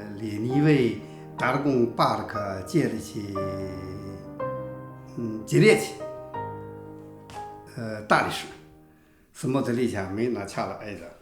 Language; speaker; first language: Russian; non-native, learner; Chinese